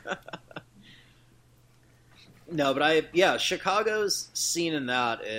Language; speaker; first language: English; native; English